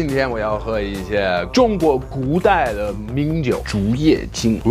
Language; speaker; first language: Chinese; non-native, fluent; English